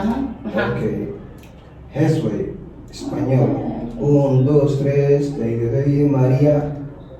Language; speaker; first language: Spanish; non-native, learner; Somali